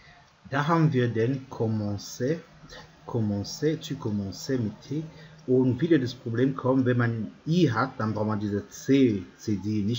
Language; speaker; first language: German; non-native, fluent; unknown